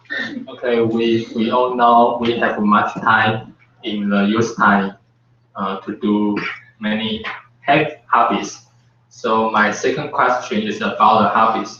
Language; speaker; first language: English; non-native, learner; Chinese